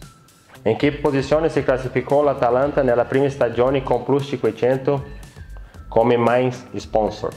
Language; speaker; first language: Italian; non-native, fluent; Portuguese